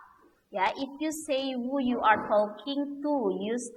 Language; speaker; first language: English; non-native, learner; Indonesian